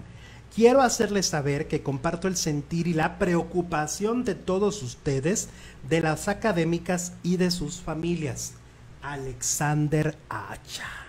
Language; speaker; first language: Spanish; native; Spanish